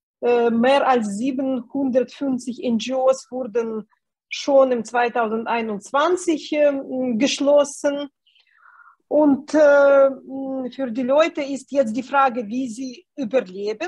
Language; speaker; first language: German; non-native, fluent; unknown